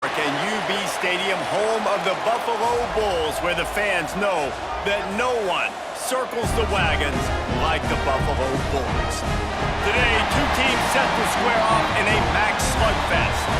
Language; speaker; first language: English; native; English